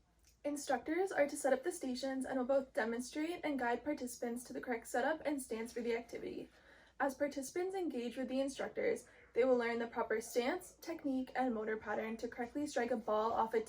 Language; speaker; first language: English; native; English